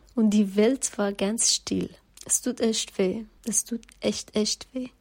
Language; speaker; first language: German; non-native, fluent; Persian